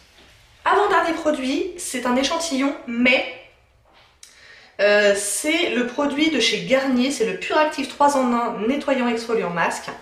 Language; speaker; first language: French; native; French